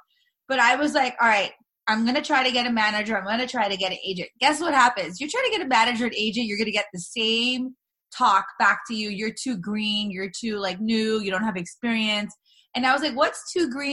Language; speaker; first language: English; native; English